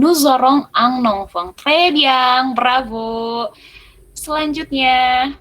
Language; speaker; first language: French; non-native, fluent; Indonesian